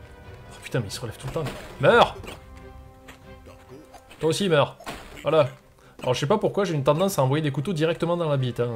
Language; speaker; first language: French; native; French